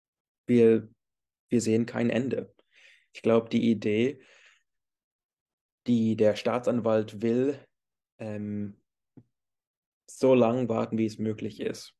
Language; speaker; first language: German; early bilingual, heritage; English